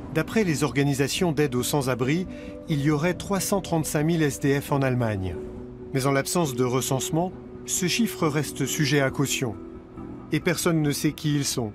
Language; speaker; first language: French; native; French